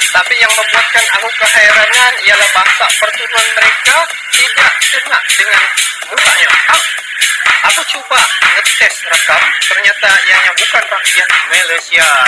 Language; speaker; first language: Malay; native; Malay